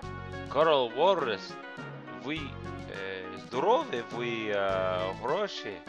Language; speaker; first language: Russian; non-native, learner; English